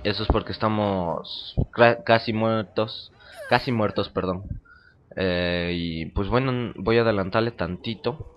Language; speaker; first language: Spanish; native; Spanish